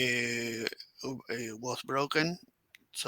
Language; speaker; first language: English; non-native, learner; Spanish